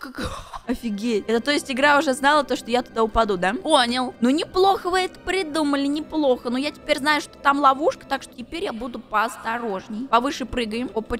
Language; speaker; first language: Russian; native; Russian